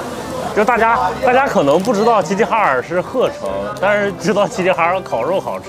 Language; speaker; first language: Chinese; native; Chinese